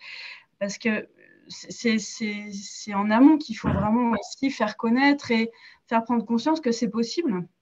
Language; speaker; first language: French; native; French